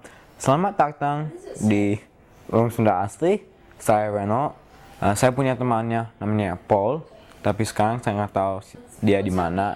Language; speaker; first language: Indonesian; non-native, learner; English